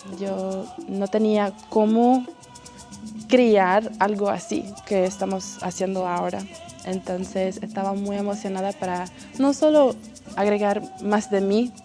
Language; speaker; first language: Spanish; non-native, fluent; English